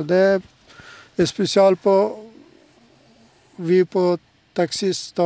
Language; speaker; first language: Swedish; non-native, local second language; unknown